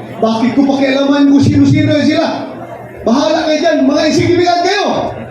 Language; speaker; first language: Filipino; non-native, local second language; Cebuano